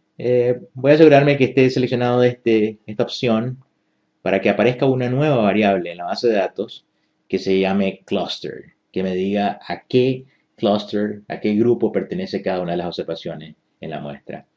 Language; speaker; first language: Spanish; native; Spanish